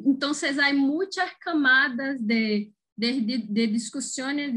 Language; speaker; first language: Spanish; non-native, learner; Portuguese